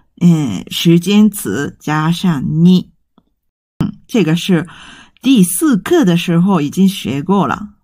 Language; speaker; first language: Chinese; non-native, fluent; Japanese